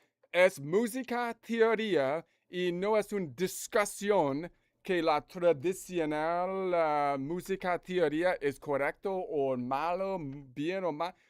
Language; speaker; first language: Spanish; non-native, learner; English